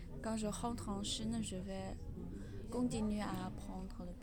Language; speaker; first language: French; non-native, learner; Chinese